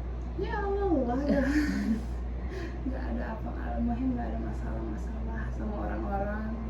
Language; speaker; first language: Indonesian; early bilingual, heritage; Arabic